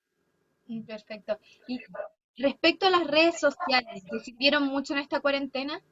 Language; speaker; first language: Spanish; native; Spanish